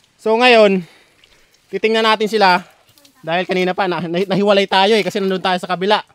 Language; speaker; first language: Filipino; non-native, local second language; Bikol